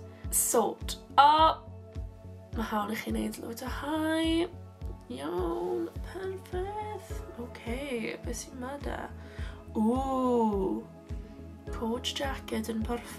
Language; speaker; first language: Welsh; non-native, local second language; English